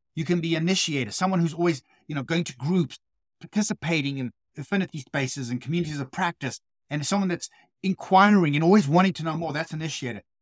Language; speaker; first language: English; native; English